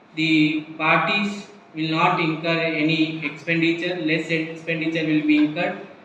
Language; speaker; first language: English; non-native, local second language; Telugu